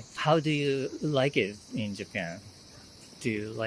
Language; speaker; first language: English; non-native, fluent; Japanese